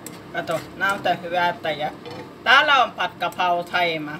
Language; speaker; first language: Finnish; non-native, learner; Thai